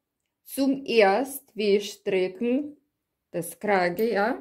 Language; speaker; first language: German; non-native, learner; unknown